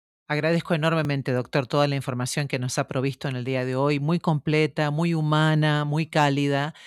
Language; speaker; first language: Spanish; native; Spanish